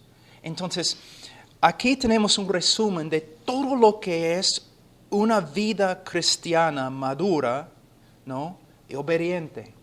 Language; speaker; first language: Spanish; non-native, fluent; English